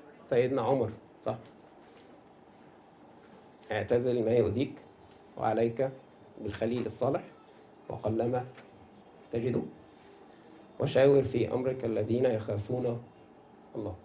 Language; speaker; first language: Arabic; native; Arabic